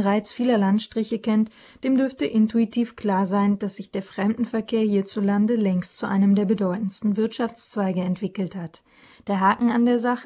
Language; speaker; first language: German; native; German